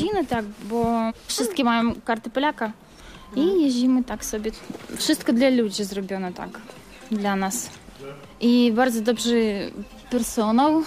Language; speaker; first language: Polish; non-native, learner; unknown